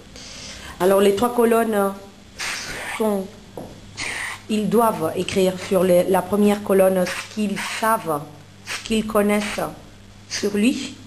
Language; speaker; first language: French; non-native, fluent; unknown